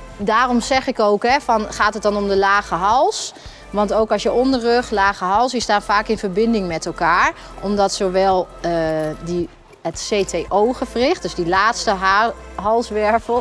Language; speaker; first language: Dutch; native; Dutch